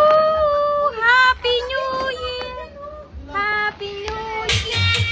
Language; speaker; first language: English; non-native, local second language; Filipino